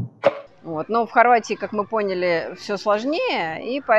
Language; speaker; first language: Russian; native; Russian